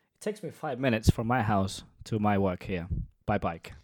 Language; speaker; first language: English; non-native, fluent; Spanish